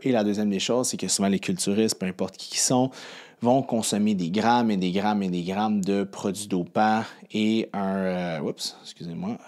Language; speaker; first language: French; native; French